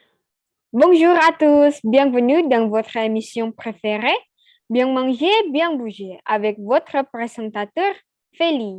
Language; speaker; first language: French; non-native, learner; Indonesian